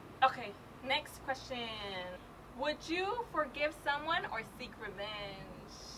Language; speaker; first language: English; early bilingual, other home language; Spanish